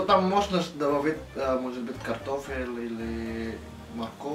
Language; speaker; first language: Russian; non-native, learner; Indonesian